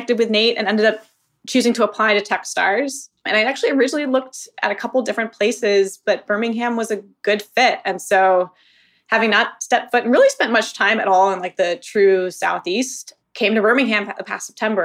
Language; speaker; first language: English; native; English